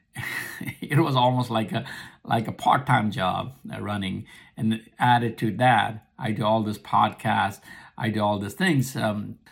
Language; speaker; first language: English; non-native, local second language; Nepali